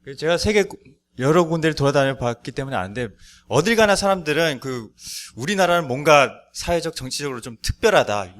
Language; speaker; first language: Korean; native; Korean